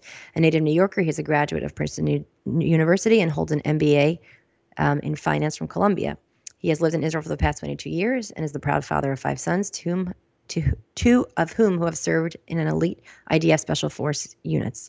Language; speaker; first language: English; native; English